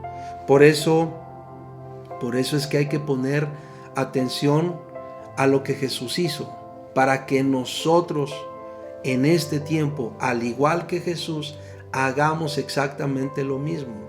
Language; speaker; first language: Spanish; native; Spanish